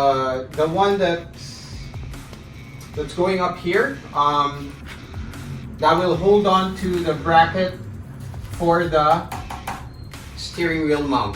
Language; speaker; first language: English; non-native, local second language; Filipino